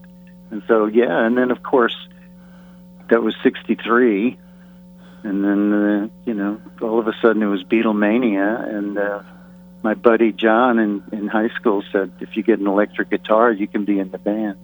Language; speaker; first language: English; native; English